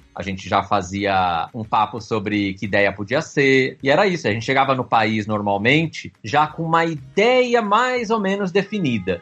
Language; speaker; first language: Portuguese; native; Portuguese